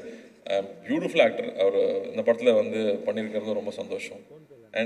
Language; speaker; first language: Tamil; native; Tamil